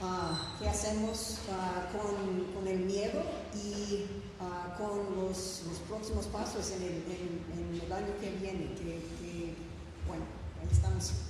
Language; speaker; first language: Spanish; non-native, fluent; English